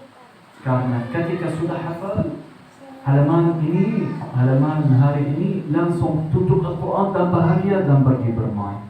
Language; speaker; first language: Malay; non-native, learner; Arabic